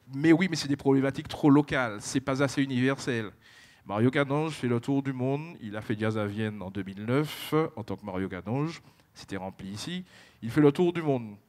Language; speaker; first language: French; native; French